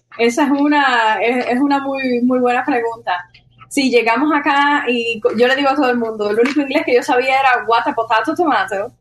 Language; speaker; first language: Spanish; native; Spanish